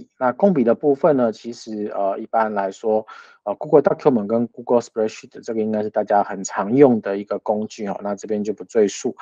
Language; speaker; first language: Chinese; native; Chinese